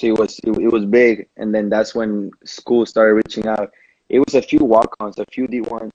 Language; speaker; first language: English; non-native, fluent; Spanish